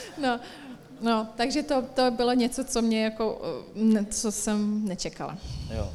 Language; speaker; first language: Czech; non-native, fluent; Croatian